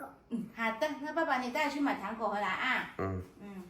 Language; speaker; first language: Chinese; native; Chinese